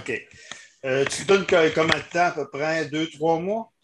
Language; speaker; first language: French; native; French